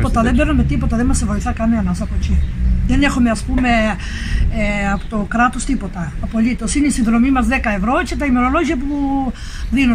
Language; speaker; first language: Greek; native; Greek